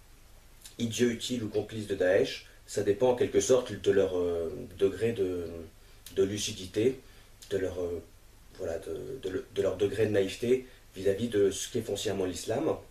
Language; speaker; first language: French; native; French